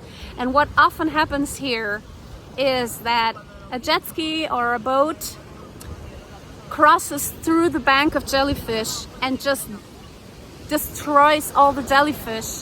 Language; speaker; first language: English; non-native, fluent; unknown